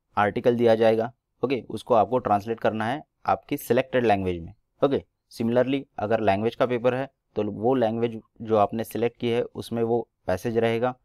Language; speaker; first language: Hindi; non-native, local second language; Marathi